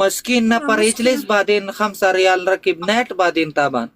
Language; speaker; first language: Arabic; non-native, learner; Pashto